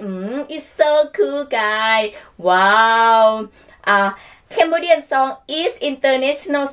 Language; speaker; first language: English; non-native, learner; Thai